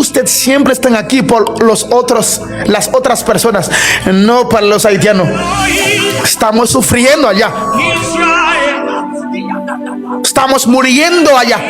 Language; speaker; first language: Spanish; non-native, learner; Haitian Creole